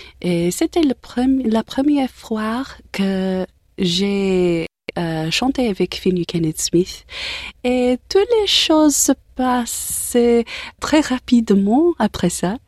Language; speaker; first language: French; non-native, learner; English